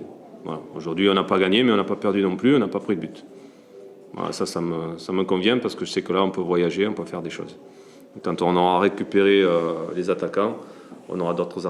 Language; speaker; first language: French; native; French